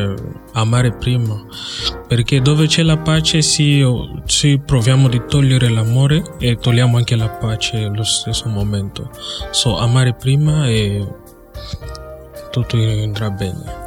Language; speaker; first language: Italian; non-native, learner; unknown